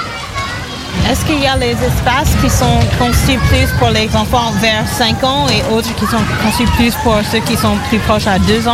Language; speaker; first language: French; non-native, fluent; English